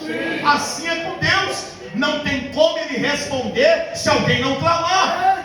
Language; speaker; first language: Portuguese; native; Portuguese